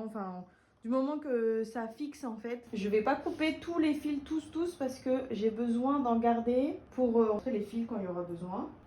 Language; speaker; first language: French; native; French